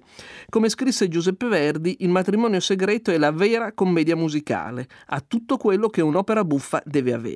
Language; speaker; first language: Italian; native; Italian